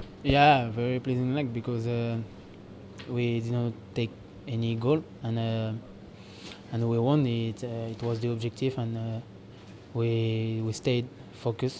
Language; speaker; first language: English; non-native, fluent; French